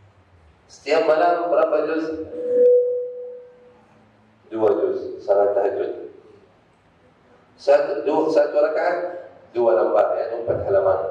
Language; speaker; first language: Indonesian; non-native, fluent; Arabic